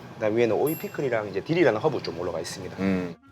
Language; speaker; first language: Korean; native; Korean